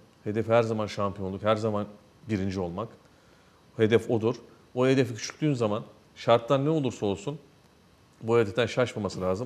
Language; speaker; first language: Turkish; native; Turkish